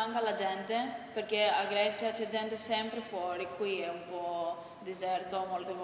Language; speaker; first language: Italian; non-native, learner; Greek